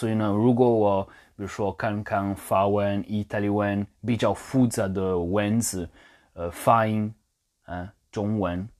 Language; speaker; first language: Chinese; non-native, learner; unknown